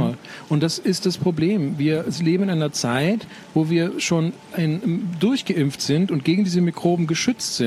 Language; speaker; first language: German; native; German